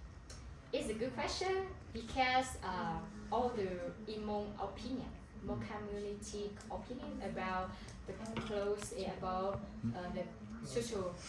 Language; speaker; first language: English; non-native, learner; Hmong